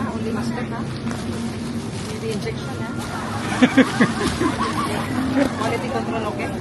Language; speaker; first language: English; non-native, local second language; Filipino